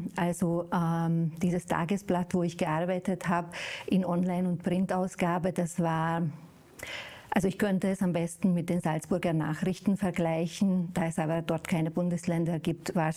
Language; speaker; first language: German; non-native, fluent; Hungarian